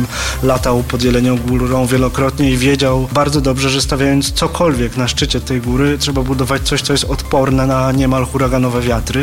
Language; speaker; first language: Polish; native; Polish